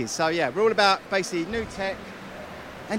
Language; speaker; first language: English; native; English